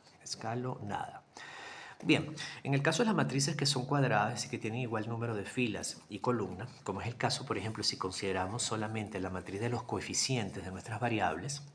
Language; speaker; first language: Spanish; native; Spanish